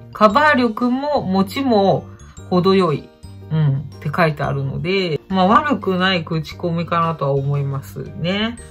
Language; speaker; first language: Japanese; native; Japanese